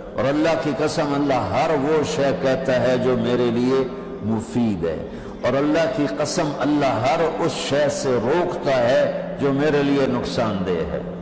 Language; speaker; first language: Urdu; non-native, local second language; Punjabi